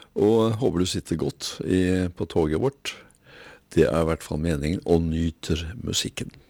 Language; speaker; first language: Norwegian; native; Norwegian